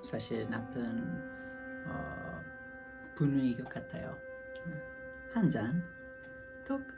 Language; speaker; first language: Korean; non-native, learner; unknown